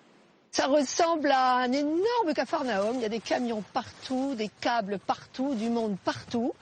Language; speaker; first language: French; native; French